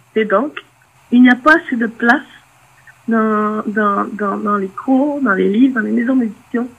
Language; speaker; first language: French; non-native, local second language; Innu-aimun